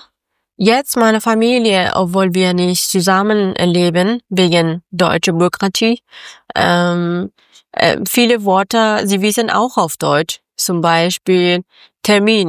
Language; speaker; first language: German; non-native, learner; Persian